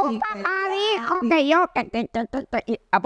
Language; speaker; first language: Spanish; early bilingual, other home language; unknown